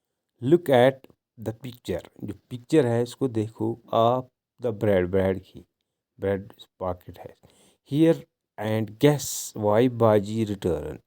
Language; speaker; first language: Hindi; non-native, local second language; Kashmiri